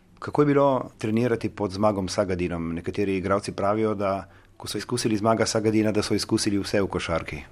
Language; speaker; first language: Slovenian; native; Slovenian